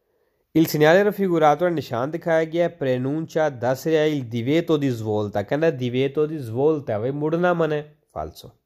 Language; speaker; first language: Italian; non-native, learner; Punjabi